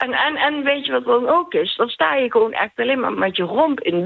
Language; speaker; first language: Dutch; native; Dutch